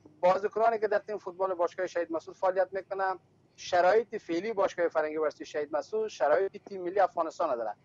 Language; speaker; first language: Persian; native; Persian